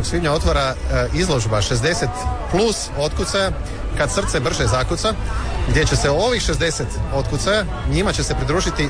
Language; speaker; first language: Serbian; native; Serbian